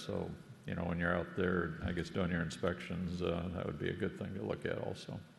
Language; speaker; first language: English; native; English